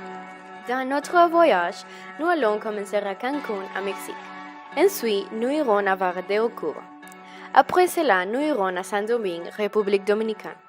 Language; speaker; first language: French; non-native, learner; Spanish